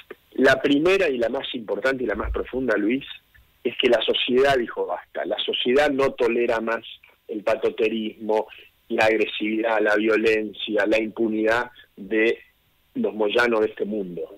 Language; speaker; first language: Spanish; native; Spanish